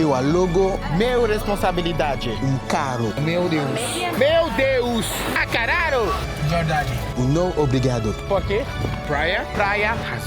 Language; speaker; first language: Portuguese; non-native, learner; French